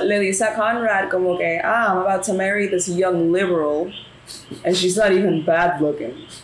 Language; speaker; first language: English; non-native, local second language; Spanish